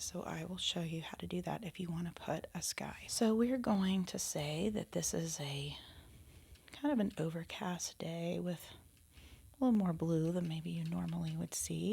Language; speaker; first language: English; native; English